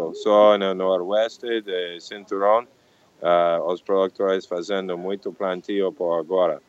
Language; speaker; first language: Portuguese; non-native, fluent; English